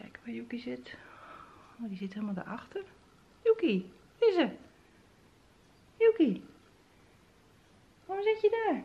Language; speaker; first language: Dutch; native; Dutch